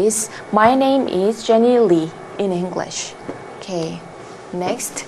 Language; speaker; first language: English; non-native, fluent; Korean